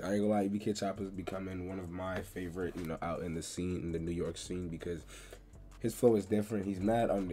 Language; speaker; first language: English; native; English